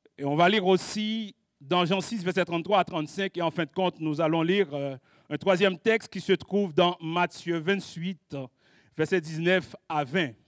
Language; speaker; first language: French; non-native, local second language; Haitian Creole